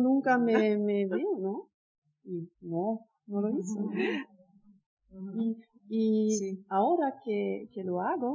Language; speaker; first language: Spanish; non-native, learner; German